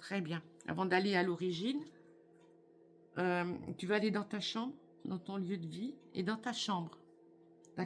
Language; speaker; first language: French; native; French